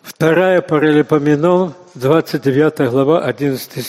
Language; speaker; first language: Russian; native; Russian